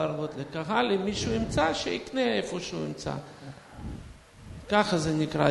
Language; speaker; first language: Hebrew; non-native, fluent; Russian